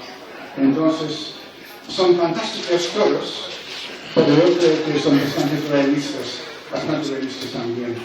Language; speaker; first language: Spanish; non-native, fluent; English